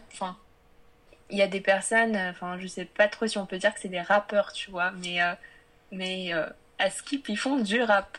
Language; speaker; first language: French; early bilingual, other home language; Polish